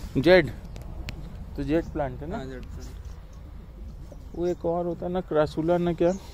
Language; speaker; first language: Hindi; native; Hindi